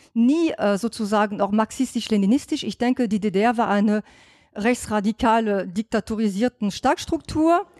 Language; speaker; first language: German; non-native, fluent; French